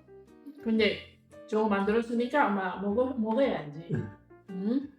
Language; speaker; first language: Korean; non-native, learner; Filipino